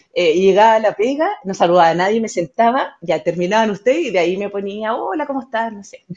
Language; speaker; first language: Spanish; native; Spanish